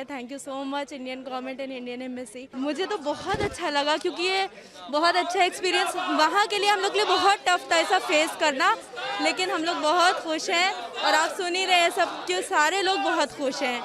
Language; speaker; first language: Hindi; native; Hindi